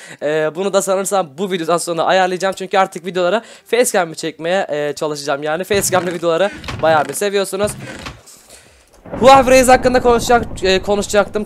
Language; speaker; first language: Turkish; native; Turkish